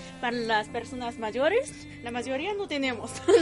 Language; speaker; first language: Spanish; non-native, fluent; Chinese